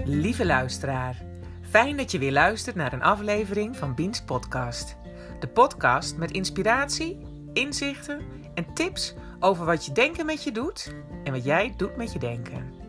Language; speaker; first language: Dutch; native; Dutch